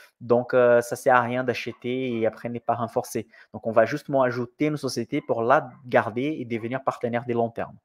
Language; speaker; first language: French; non-native, fluent; Portuguese